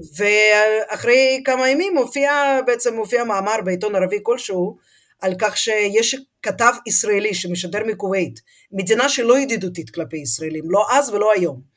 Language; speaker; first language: Hebrew; non-native, fluent; Russian